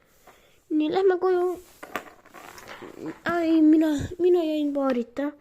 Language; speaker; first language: Estonian; non-native, local second language; Russian